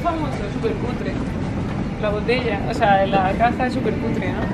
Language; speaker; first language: Spanish; native; Spanish